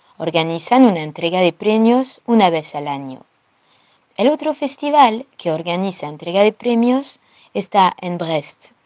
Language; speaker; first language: Spanish; non-native, fluent; French